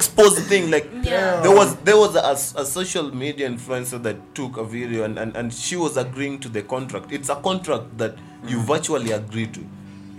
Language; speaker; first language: English; non-native, local second language; Luo (Kenya and Tanzania)